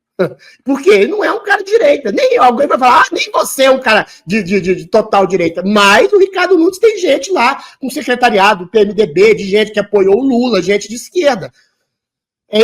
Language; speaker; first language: Portuguese; native; Portuguese